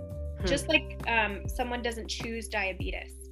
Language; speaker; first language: English; native; English